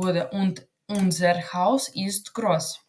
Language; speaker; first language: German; non-native, fluent; Ukrainian